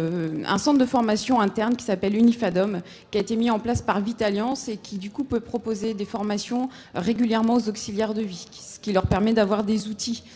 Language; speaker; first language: French; native; French